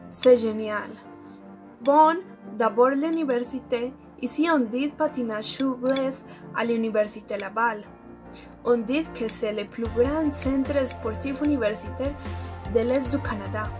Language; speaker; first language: French; non-native, learner; Spanish